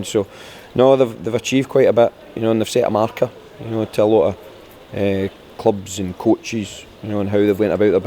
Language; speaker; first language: English; native; English